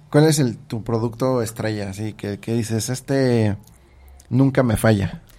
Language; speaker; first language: Spanish; native; Spanish